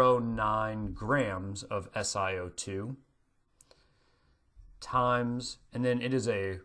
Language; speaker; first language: English; native; English